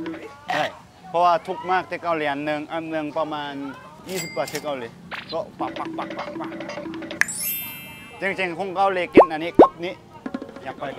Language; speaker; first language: Thai; non-native, fluent; Korean